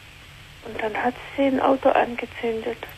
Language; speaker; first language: German; non-native, learner; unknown